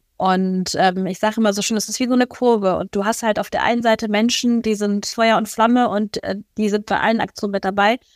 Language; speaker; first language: German; early bilingual, other home language; Persian